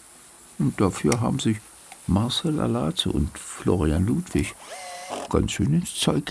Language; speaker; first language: German; native; German